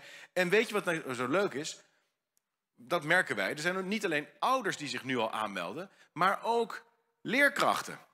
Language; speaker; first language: Dutch; native; Dutch